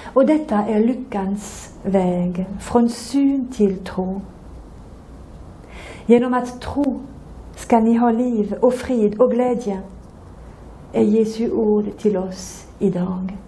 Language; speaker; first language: Swedish; non-native, fluent; French